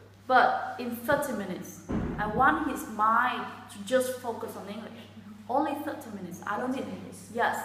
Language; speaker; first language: English; non-native, fluent; Vietnamese